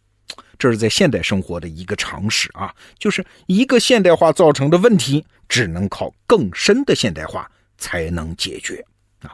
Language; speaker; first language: Chinese; native; Chinese